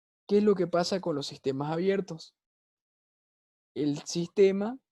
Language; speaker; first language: Spanish; native; Spanish